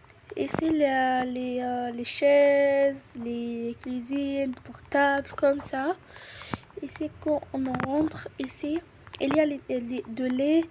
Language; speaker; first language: French; non-native, learner; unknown